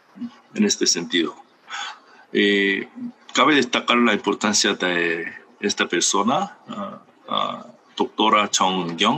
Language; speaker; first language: Spanish; non-native, fluent; Korean